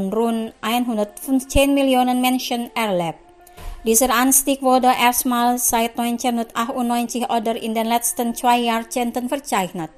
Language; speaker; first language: German; non-native, fluent; Indonesian